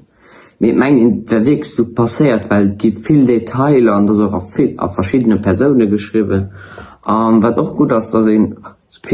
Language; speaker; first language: German; non-native, local second language; Luxembourgish